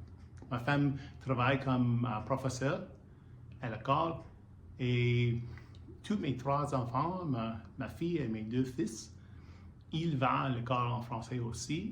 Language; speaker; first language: French; non-native, learner; English